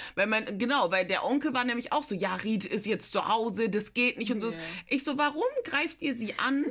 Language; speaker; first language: German; early bilingual, other home language; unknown